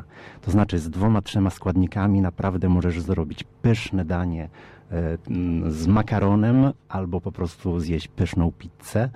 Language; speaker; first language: Polish; early bilingual, heritage; Polish